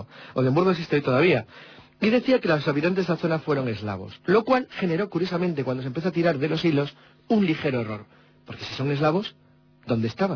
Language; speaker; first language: Spanish; native; Spanish